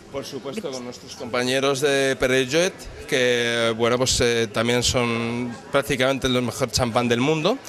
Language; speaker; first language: Spanish; native; Spanish